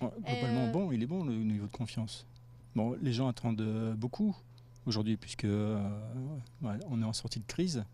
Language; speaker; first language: French; native; French